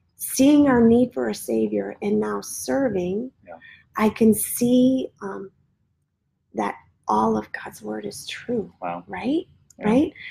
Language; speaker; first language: English; native; English